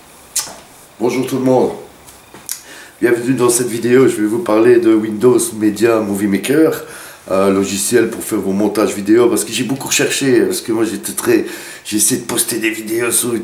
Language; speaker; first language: French; native; French